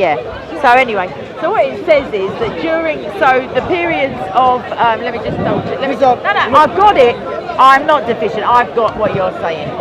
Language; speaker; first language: English; native; English